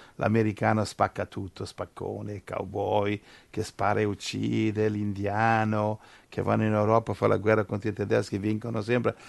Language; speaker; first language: Italian; native; Italian